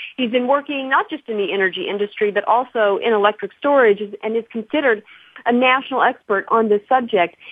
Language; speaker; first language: English; native; English